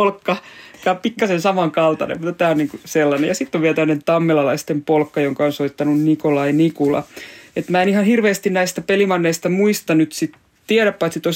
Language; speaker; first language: Finnish; native; Finnish